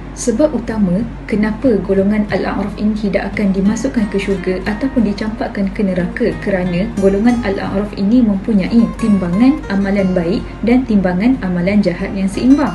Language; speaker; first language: Malay; native; Malay